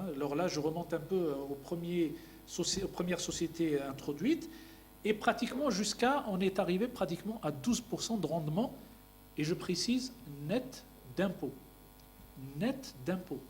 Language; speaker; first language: French; non-native, local second language; Arabic